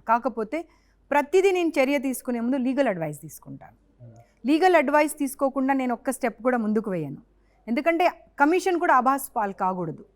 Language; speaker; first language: Telugu; native; Telugu